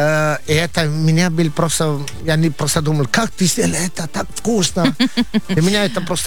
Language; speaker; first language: Russian; non-native, fluent; Italian